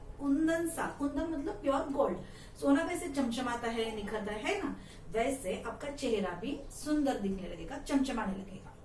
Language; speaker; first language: Hindi; non-native, local second language; Marathi